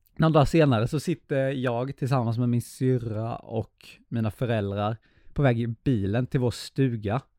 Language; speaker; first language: Swedish; native; Swedish